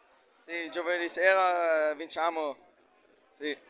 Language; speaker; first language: Italian; non-native, local second language; German